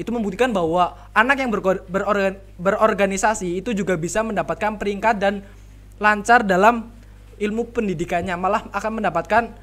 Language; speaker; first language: Indonesian; native; Indonesian